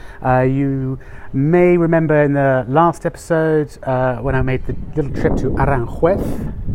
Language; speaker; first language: English; native; English